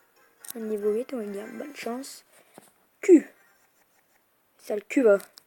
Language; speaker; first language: French; native; French